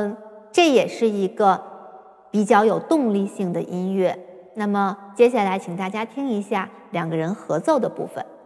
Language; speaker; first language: Chinese; native; Chinese